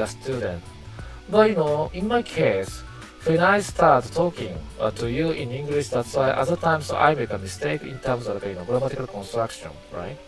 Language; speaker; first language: English; non-native, learner; Japanese